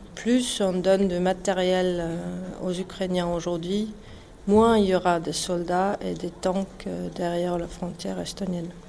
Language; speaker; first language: French; non-native, fluent; Estonian